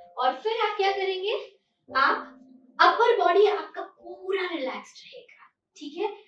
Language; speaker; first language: Hindi; non-native, local second language; Marathi